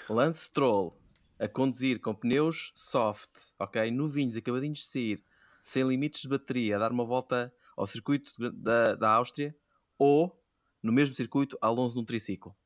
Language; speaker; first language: Portuguese; native; Portuguese